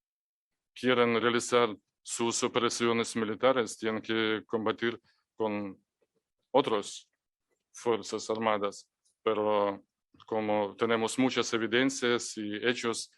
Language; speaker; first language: Spanish; non-native, fluent; Ukrainian